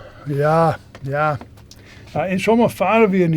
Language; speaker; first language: German; non-native, learner; Dutch